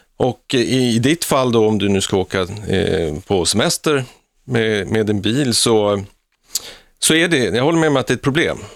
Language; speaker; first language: Swedish; native; Swedish